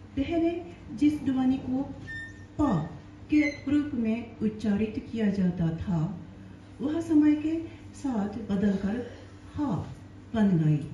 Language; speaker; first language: Hindi; non-native, learner; Japanese